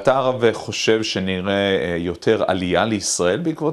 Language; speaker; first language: Hebrew; native; Hebrew